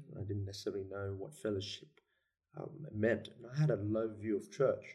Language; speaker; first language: English; native; English